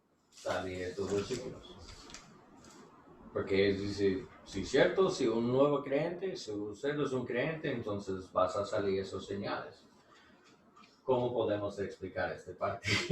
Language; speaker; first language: Spanish; non-native, learner; English